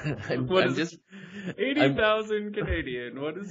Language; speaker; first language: English; native; English